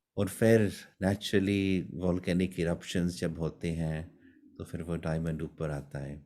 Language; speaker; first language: Hindi; early bilingual, heritage; Hindi